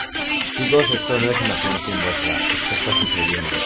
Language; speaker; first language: Spanish; native; Spanish